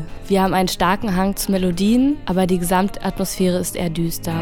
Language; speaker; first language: German; native; German